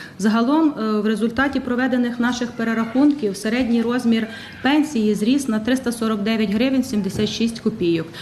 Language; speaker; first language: Ukrainian; native; Ukrainian